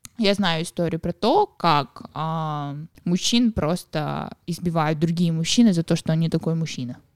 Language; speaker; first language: Russian; native; Russian